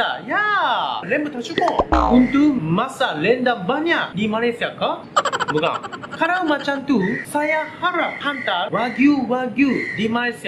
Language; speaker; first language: Indonesian; non-native, learner; Japanese